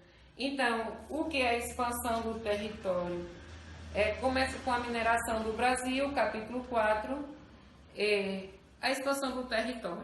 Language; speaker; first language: Portuguese; native; Portuguese